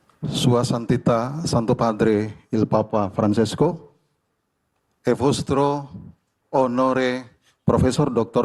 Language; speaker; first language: Italian; non-native, learner; Indonesian